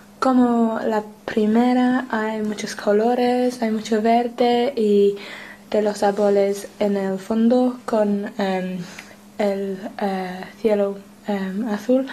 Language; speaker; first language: Spanish; non-native, learner; English